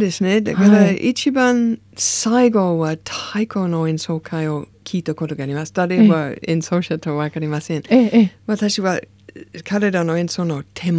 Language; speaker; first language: Japanese; non-native, learner; English